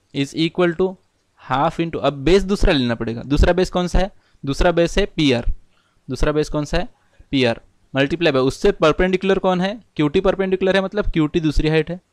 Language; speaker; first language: Hindi; non-native, local second language; Marathi